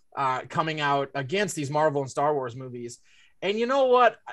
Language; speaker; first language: English; native; English